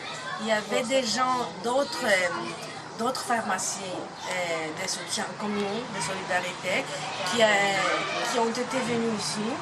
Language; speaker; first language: French; non-native, fluent; Greek